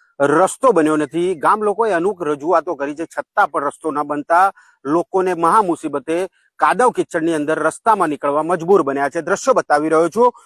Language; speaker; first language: Gujarati; native; Gujarati